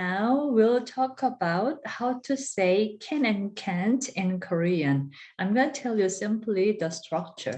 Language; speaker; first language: English; non-native, fluent; Korean